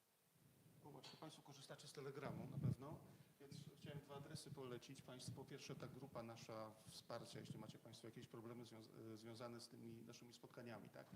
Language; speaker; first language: Polish; native; Polish